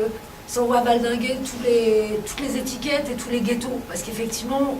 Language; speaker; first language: French; native; French